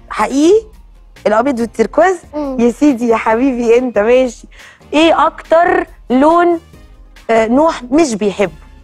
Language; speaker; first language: Arabic; native; Arabic